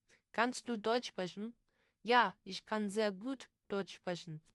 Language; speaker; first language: German; non-native, fluent; Persian